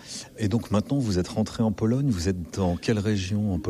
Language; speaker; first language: French; native; French